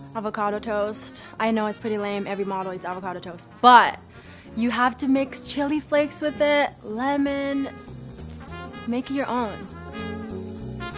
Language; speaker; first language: English; non-native, local second language; Swahili